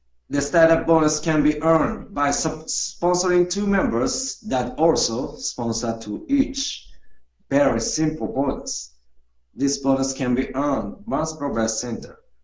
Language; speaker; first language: English; non-native, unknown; Japanese